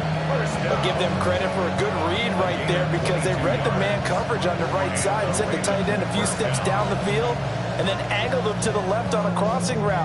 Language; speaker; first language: English; native; English